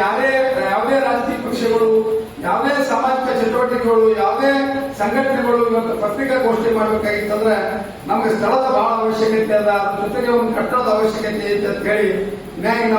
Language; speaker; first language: Kannada; native; Kannada